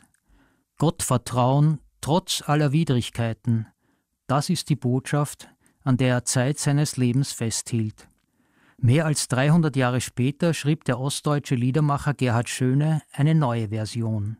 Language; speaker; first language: German; native; German